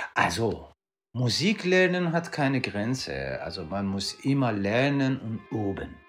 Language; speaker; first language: German; non-native, learner; Persian